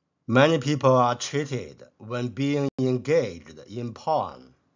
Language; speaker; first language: English; non-native, fluent; Chinese